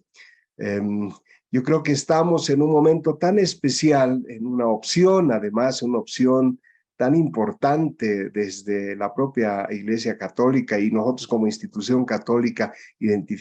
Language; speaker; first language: Spanish; native; Spanish